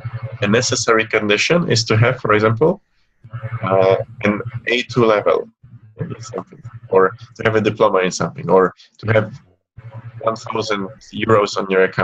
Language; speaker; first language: English; non-native, fluent; Polish